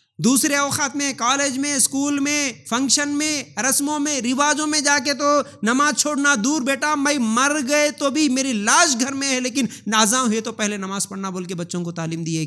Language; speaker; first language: Urdu; native; Urdu